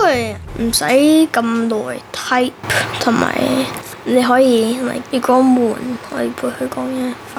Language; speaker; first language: Cantonese; early bilingual, heritage; Cantonese